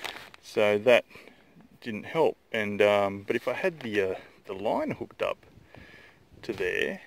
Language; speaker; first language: English; native; English